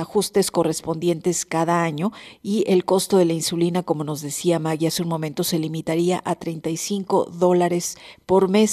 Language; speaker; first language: Spanish; native; Spanish